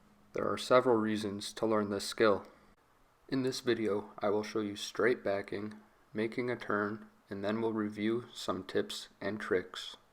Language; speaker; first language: English; native; English